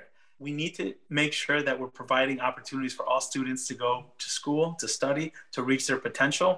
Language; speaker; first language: English; early bilingual, other home language; Spanish